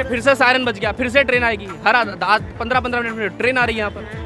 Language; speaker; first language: Hindi; native; Hindi